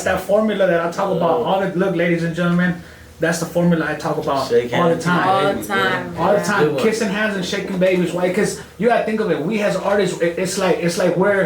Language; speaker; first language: English; native; English